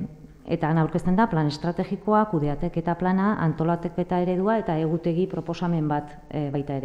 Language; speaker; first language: Basque; native; Basque